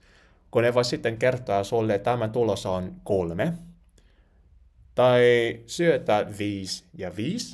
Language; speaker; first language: Finnish; non-native, learner; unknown